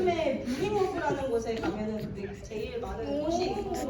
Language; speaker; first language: Korean; early bilingual, heritage; English